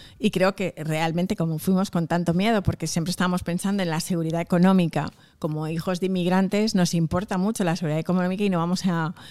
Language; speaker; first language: Spanish; early bilingual, other home language; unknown